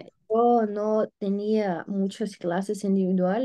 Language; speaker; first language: Spanish; non-native, learner; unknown